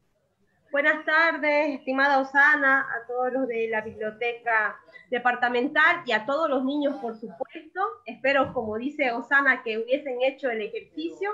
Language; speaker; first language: Spanish; native; Spanish